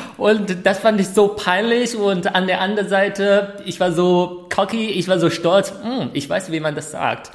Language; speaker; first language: German; non-native, fluent; Chinese